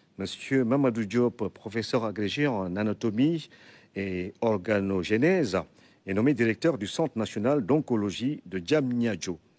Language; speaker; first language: French; non-native, local second language; Wolof